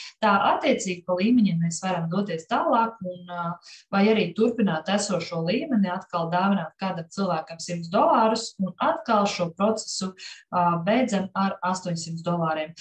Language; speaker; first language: Latvian; non-native, local second language; Russian